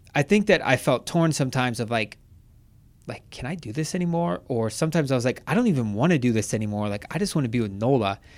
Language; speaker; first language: English; native; English